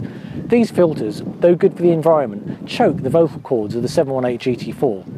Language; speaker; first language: English; native; English